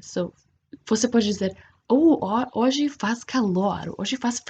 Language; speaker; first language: Portuguese; non-native, fluent; English